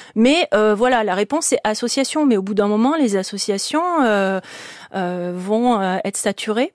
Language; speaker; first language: French; native; French